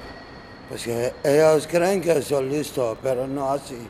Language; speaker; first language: Spanish; non-native, learner; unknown